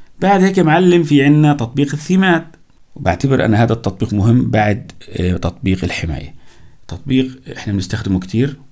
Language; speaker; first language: Arabic; native; Arabic